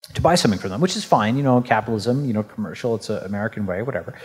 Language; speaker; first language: English; native; English